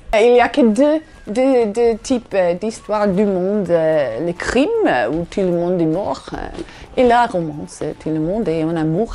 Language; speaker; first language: French; non-native, fluent; English